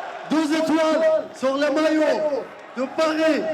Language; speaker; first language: French; non-native, learner; Arabic